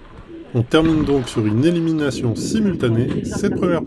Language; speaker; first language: French; native; French